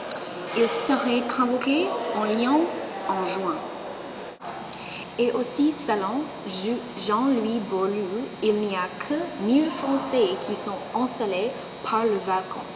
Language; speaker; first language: French; non-native, learner; English